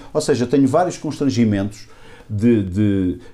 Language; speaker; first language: Portuguese; native; Portuguese